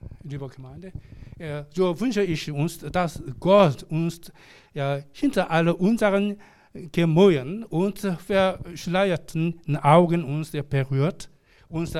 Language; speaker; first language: German; non-native, learner; Korean